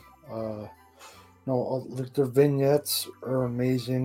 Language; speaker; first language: English; native; English